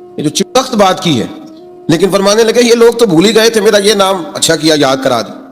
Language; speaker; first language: Urdu; native; Urdu